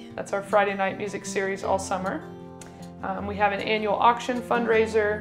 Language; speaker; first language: English; native; English